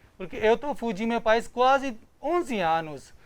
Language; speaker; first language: Portuguese; non-native, learner; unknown